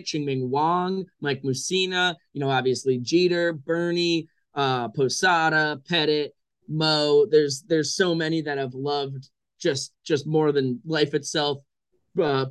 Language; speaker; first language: English; native; English